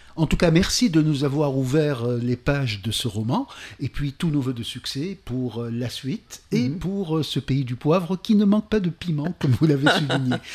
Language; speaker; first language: French; non-native, local second language; Arabic